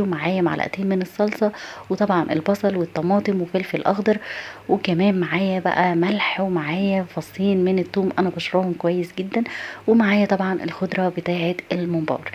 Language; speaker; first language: Arabic; native; Arabic